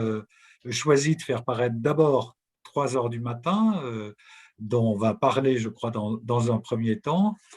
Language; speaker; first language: French; native; French